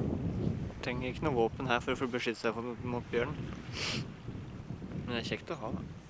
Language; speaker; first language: Norwegian; native; Norwegian